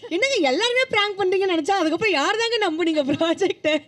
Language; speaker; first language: Tamil; native; Tamil